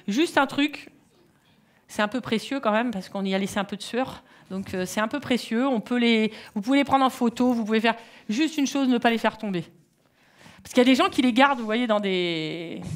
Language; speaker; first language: French; native; French